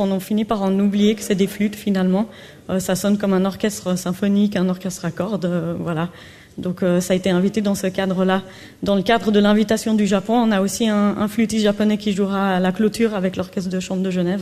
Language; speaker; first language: French; native; French